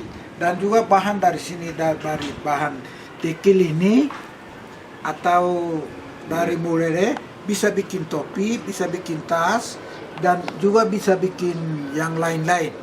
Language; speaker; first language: Indonesian; non-native, local second language; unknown